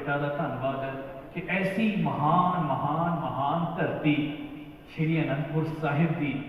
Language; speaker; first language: Hindi; non-native, local second language; Punjabi